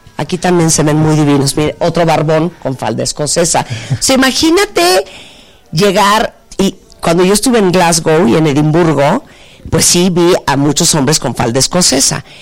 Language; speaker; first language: Spanish; native; Spanish